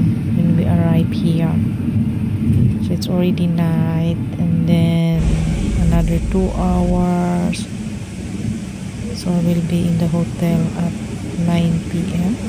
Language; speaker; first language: English; non-native, local second language; Filipino